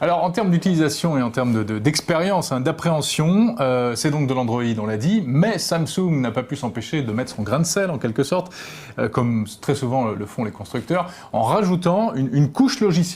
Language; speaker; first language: French; native; French